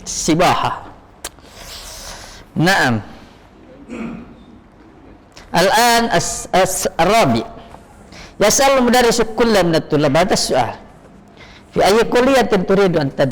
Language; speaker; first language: Arabic; non-native, learner; Indonesian